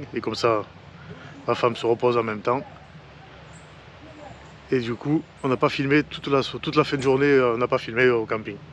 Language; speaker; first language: French; native; French